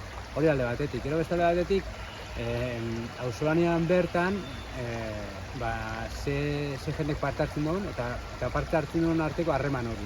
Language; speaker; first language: Basque; native; Basque